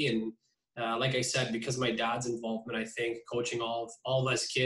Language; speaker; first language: English; native; English